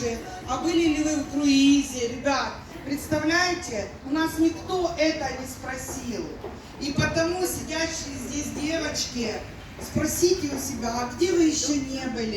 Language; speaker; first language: Russian; native; Russian